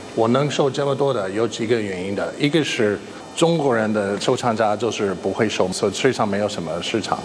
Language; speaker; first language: Chinese; non-native, fluent; English